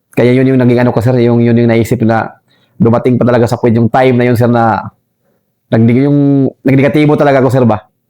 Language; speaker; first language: Filipino; non-native, local second language; Cebuano